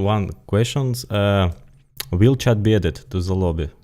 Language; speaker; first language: English; non-native, learner; Ukrainian